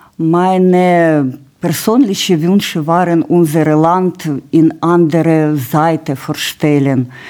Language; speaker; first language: German; non-native, learner; Russian